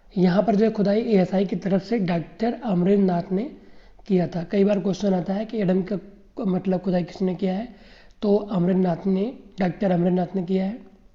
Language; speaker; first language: Hindi; native; Hindi